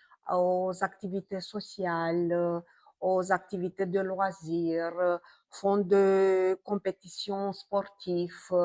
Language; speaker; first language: French; non-native, fluent; Romanian